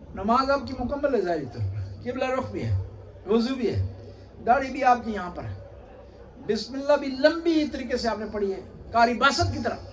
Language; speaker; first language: Urdu; non-native, local second language; Punjabi